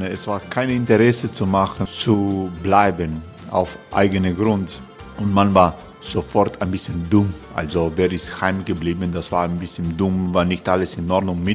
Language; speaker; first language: German; non-native, fluent; Croatian